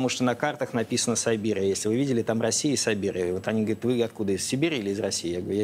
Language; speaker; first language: Russian; native; Russian